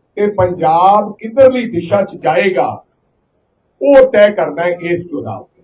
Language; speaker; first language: Hindi; non-native, local second language; Punjabi